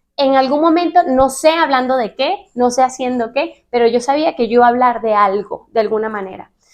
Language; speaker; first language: Spanish; native; Spanish